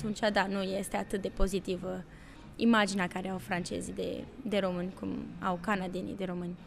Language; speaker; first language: Romanian; early bilingual, heritage; Romanian